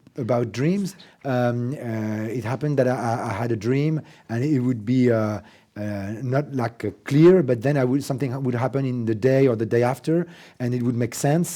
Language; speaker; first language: English; non-native, fluent; French